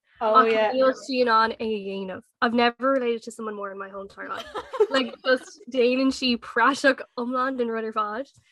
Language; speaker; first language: Irish; non-native, local second language; English